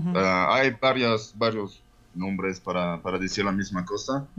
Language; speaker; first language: Spanish; non-native, fluent; French